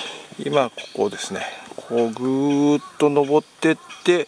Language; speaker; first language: Japanese; native; Japanese